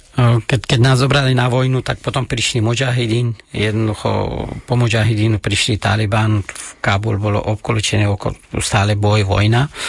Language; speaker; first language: Slovak; non-native, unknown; Persian